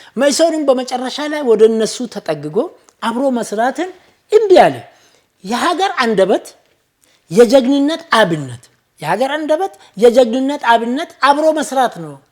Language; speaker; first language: Amharic; non-native, local second language; Oromo